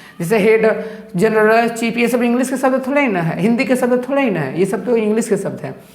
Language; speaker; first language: Hindi; native; Hindi